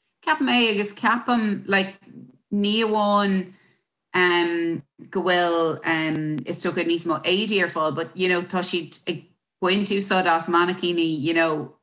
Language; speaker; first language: Irish; non-native, local second language; English